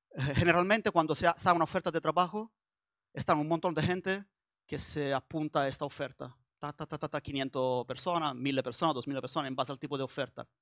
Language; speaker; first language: Spanish; non-native, learner; Italian